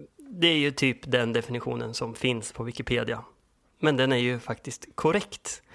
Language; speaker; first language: Swedish; native; Swedish